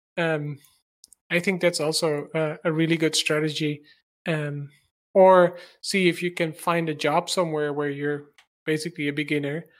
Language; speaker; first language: English; non-native, fluent; Dutch